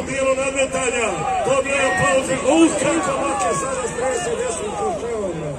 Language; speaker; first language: Bosnian; native; Bosnian